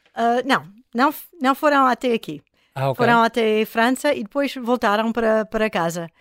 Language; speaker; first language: Portuguese; non-native, fluent; English